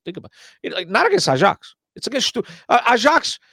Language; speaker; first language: English; early bilingual, other home language; Portuguese